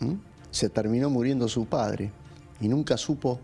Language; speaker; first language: Spanish; native; Spanish